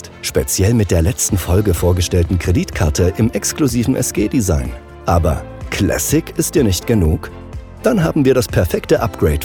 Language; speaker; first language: German; native; German